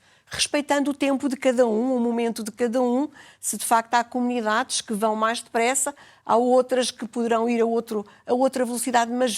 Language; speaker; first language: Portuguese; native; Portuguese